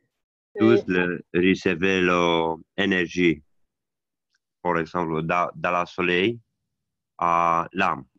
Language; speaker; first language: French; non-native, learner; Romanian